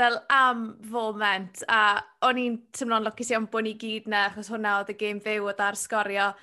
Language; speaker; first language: Welsh; native; Welsh